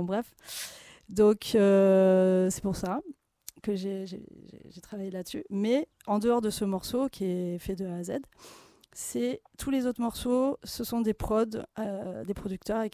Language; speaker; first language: French; native; French